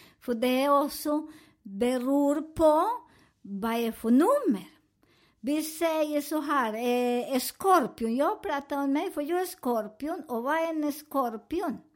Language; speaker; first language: Swedish; non-native, learner; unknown